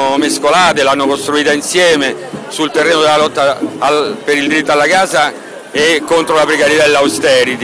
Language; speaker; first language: Italian; native; Italian